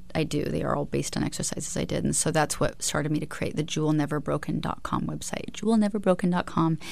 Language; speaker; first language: English; native; English